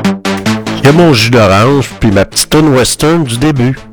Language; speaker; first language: French; native; French